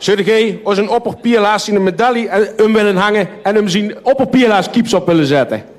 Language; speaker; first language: Dutch; native; Dutch